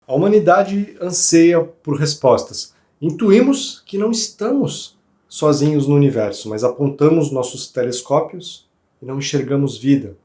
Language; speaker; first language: Portuguese; native; Portuguese